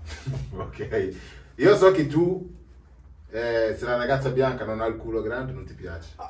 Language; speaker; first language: Italian; native; Italian